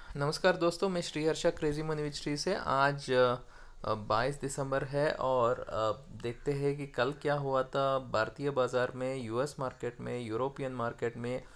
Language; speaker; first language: Hindi; non-native, local second language; Kannada